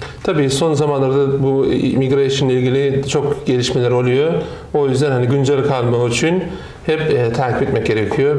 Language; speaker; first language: Turkish; non-native, fluent; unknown